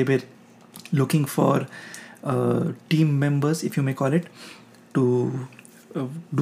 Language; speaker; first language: English; non-native, local second language; Hindi